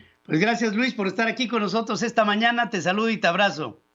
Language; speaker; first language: Spanish; native; Spanish